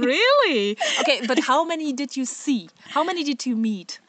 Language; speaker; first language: English; non-native, fluent; Polish